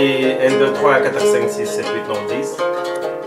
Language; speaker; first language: English; non-native, learner; Russian